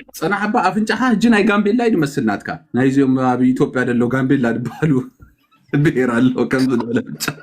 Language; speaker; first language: Tigrinya; early bilingual, heritage; Tigrinya